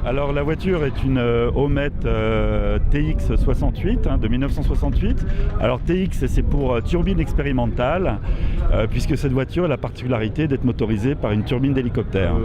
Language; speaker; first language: French; native; French